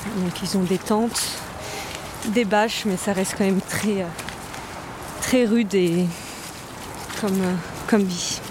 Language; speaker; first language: French; native; French